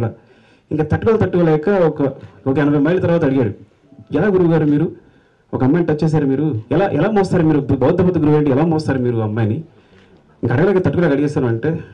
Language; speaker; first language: Telugu; native; Telugu